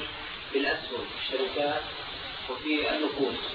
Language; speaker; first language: Arabic; native; Arabic